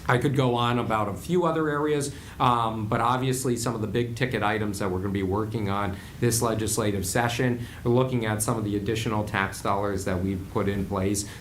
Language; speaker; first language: English; native; English